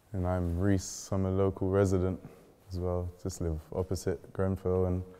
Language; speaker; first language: English; native; English